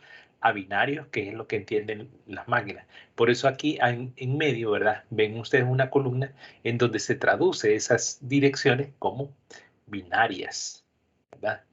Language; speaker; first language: Spanish; native; Spanish